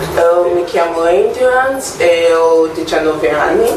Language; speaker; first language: Italian; non-native, learner; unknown